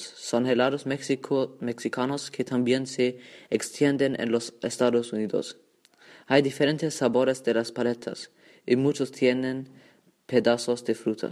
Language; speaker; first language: Spanish; non-native, learner; German